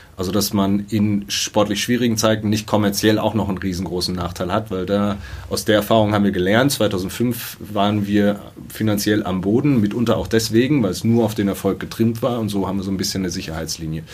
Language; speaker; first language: German; native; German